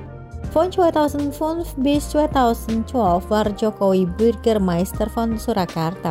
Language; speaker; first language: German; non-native, fluent; Indonesian